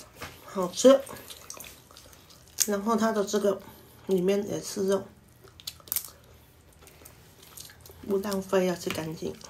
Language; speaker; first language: Chinese; non-native, fluent; Vietnamese